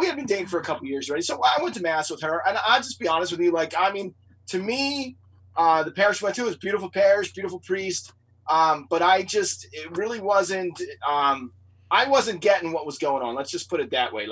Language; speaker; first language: English; native; English